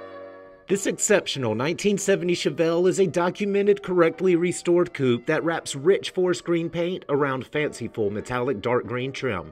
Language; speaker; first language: English; native; English